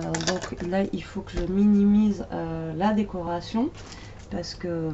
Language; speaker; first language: French; native; French